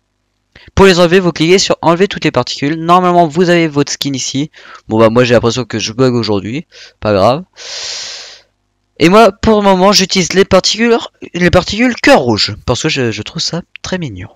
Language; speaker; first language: French; native; French